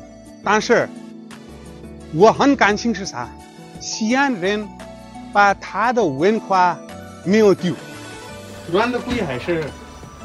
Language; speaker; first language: Chinese; non-native, fluent; Nepali